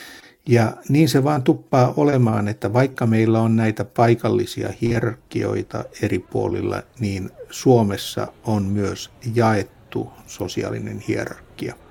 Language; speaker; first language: Finnish; native; Finnish